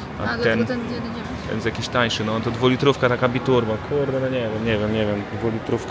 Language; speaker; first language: Polish; native; Polish